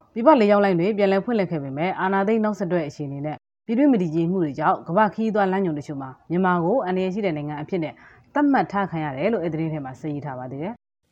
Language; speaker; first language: Burmese; native; Burmese